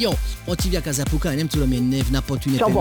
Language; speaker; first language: Hungarian; native; Hungarian